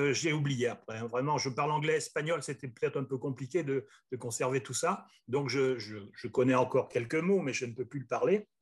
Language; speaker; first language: French; native; French